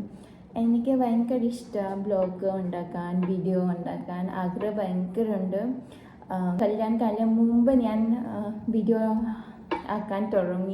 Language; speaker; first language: Malayalam; non-native, learner; Bodo